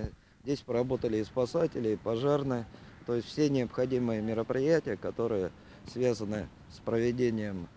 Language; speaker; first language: Russian; native; Russian